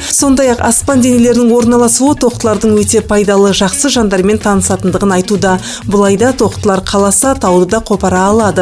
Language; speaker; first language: Kazakh; native; Kazakh